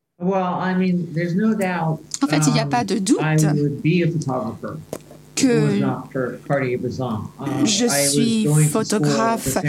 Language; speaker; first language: French; non-native, learner; English